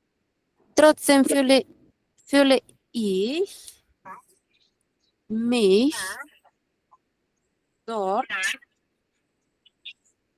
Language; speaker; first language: German; non-native, fluent; Spanish